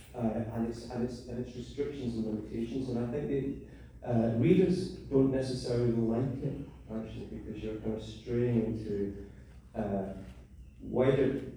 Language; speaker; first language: English; native; English